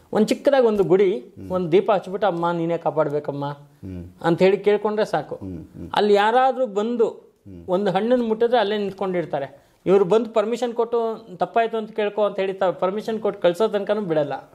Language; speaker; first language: Kannada; native; Kannada